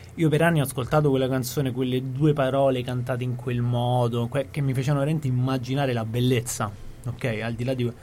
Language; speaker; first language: Italian; native; Italian